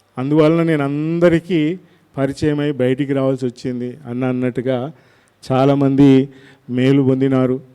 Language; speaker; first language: Telugu; non-native, local second language; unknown